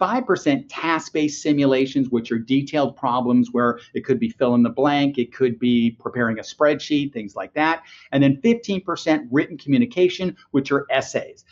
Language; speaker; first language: English; native; English